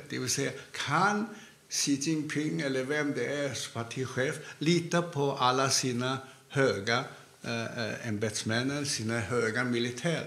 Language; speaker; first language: Swedish; non-native, fluent; Cantonese